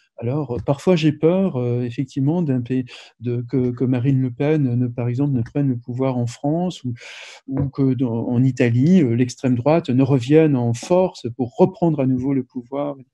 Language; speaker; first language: French; native; French